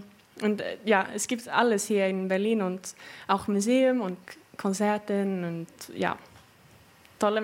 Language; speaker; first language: German; non-native, fluent; Swedish